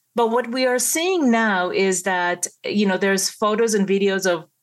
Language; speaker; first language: English; non-native, fluent; Hebrew